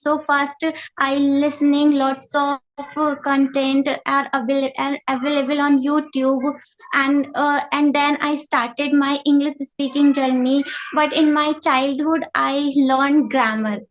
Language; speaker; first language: English; non-native, learner; Hindi